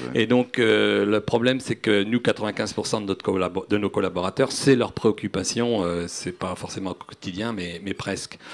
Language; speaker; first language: French; native; French